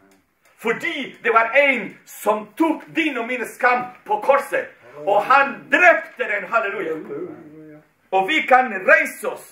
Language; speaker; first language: Swedish; non-native, fluent; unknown